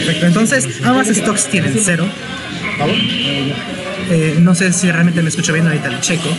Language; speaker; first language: Spanish; native; Spanish